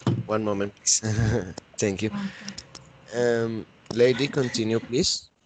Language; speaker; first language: English; non-native, learner; Spanish